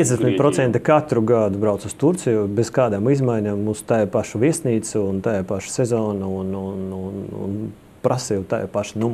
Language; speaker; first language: Latvian; non-native, local second language; Russian